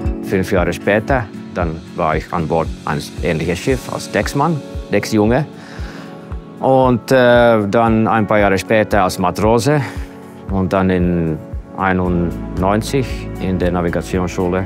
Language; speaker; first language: German; non-native, fluent; Finnish